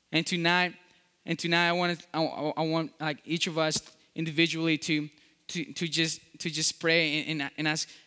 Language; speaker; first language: English; non-native, fluent; Spanish